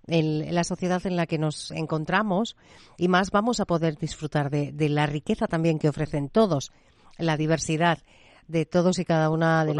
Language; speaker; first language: Spanish; native; Spanish